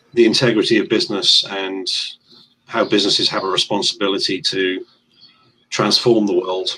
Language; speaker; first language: English; native; English